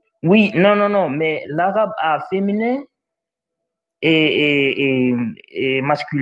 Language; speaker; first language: French; non-native, learner; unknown